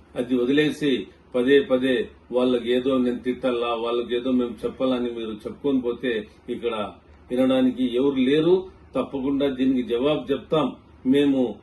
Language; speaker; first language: Telugu; non-native, local second language; Urdu